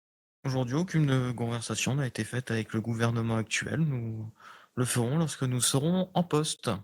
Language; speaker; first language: French; native; French